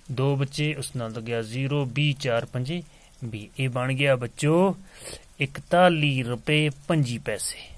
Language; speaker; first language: Urdu; non-native, local second language; Punjabi